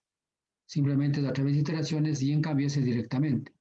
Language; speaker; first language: Spanish; native; Spanish